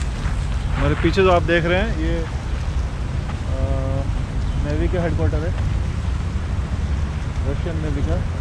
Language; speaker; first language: Hindi; non-native, local second language; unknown